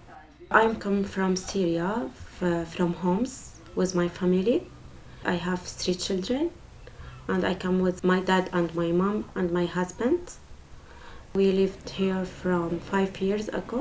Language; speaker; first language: English; non-native, learner; Arabic